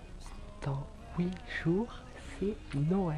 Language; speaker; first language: French; native; French